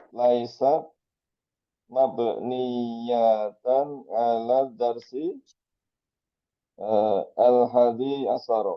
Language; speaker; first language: Arabic; non-native, learner; Indonesian